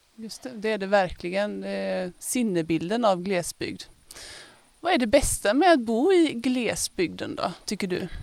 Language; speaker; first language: Swedish; native; Swedish